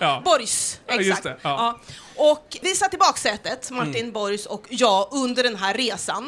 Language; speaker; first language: Swedish; native; Swedish